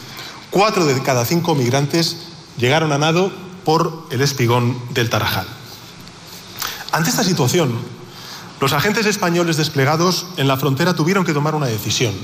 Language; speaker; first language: Spanish; native; Spanish